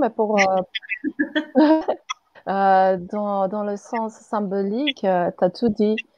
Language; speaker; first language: French; non-native, fluent; Slovenian